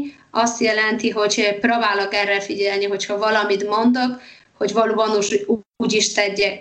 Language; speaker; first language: Hungarian; non-native, fluent; Polish